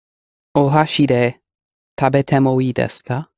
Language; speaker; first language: Japanese; non-native, learner; English